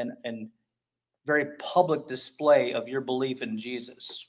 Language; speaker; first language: English; native; English